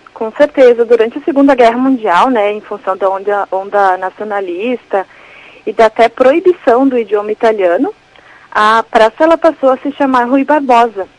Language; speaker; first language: Portuguese; native; Portuguese